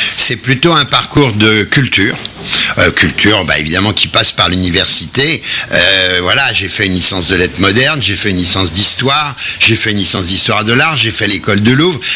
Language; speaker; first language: French; native; French